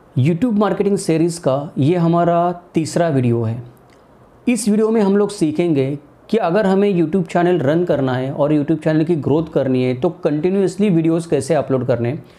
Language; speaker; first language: Hindi; non-native, local second language; Marathi